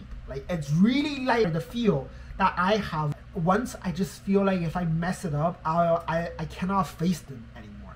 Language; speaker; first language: English; non-native, fluent; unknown